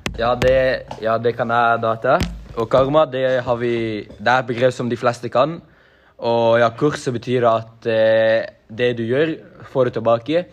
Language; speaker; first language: Norwegian; native; Norwegian